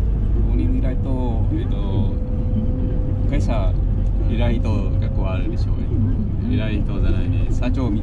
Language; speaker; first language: Japanese; non-native, learner; Vietnamese